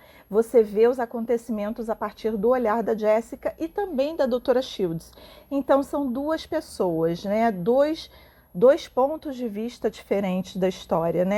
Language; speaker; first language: Portuguese; native; Portuguese